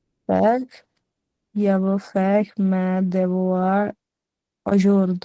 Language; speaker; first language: French; non-native, learner; Punjabi